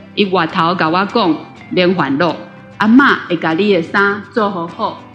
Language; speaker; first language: Chinese; native; Chinese